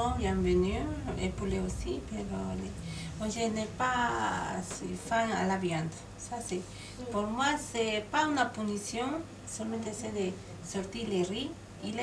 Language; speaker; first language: French; non-native, learner; Spanish